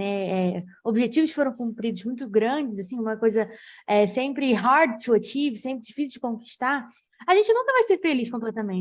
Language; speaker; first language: Portuguese; native; Portuguese